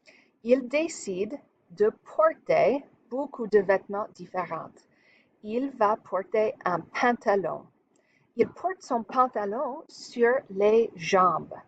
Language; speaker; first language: French; non-native, fluent; English